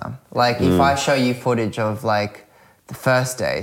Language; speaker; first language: English; early bilingual, other home language; Russian